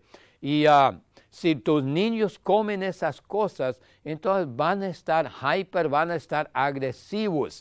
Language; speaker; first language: Spanish; non-native, fluent; German